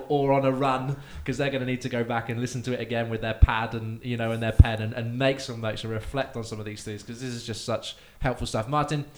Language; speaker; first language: English; native; English